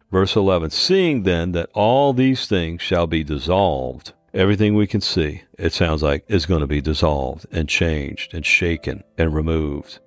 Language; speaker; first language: English; native; English